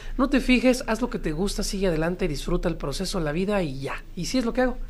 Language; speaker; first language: Spanish; native; Spanish